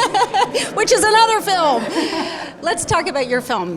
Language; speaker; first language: English; native; English